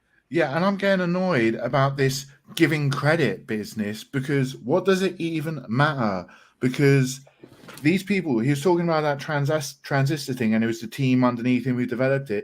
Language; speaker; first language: English; native; English